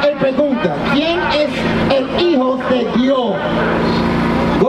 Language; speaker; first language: Spanish; non-native, learner; English